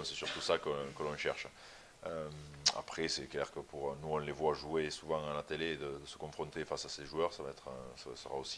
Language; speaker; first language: French; native; French